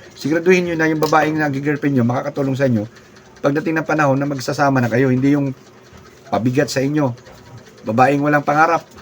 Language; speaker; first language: Filipino; non-native, local second language; Cebuano